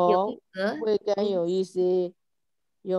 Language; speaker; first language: Chinese; non-native, learner; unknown